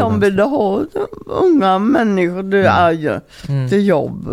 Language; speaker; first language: Swedish; non-native, fluent; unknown